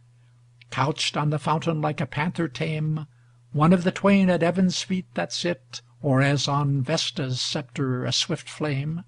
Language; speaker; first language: English; native; English